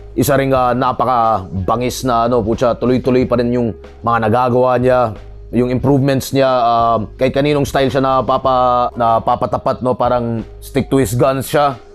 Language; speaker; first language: Filipino; native; Filipino